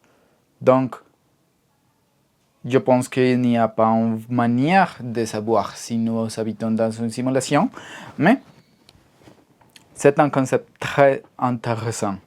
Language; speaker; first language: French; non-native, learner; Spanish